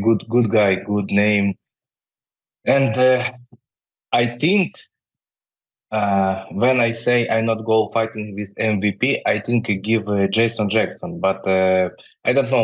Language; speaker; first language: English; non-native, learner; Ukrainian